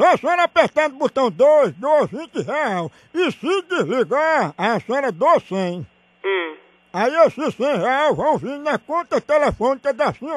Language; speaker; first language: Portuguese; native; Portuguese